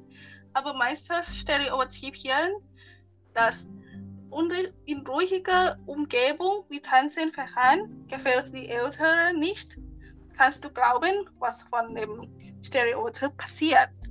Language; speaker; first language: German; non-native, learner; Thai